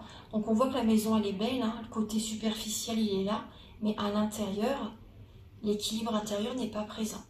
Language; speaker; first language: French; native; French